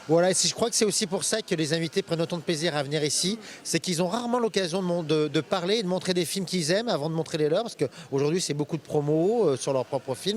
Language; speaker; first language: French; native; French